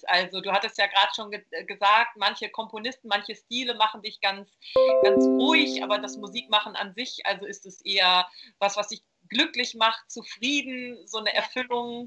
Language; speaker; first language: German; native; German